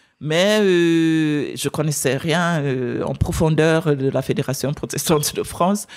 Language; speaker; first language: French; non-native, fluent; English